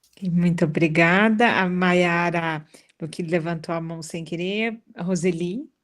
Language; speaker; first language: Portuguese; native; Portuguese